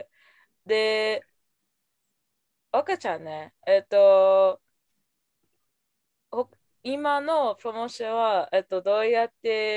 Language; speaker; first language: Japanese; non-native, fluent; English